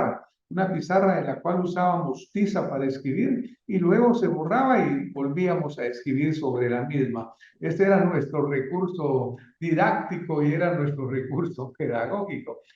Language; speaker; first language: Spanish; native; Spanish